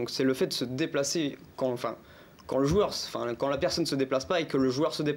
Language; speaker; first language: French; native; French